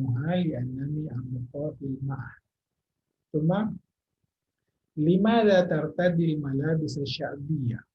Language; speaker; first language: Arabic; non-native, fluent; Indonesian